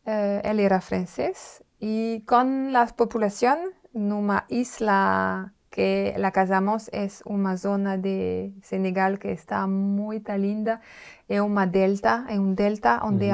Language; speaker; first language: Spanish; non-native, learner; French